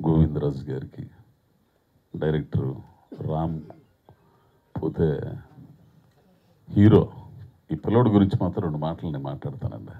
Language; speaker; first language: Telugu; native; Telugu